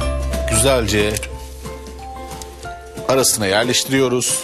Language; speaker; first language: Turkish; native; Turkish